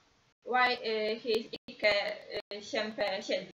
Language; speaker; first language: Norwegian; non-native, learner; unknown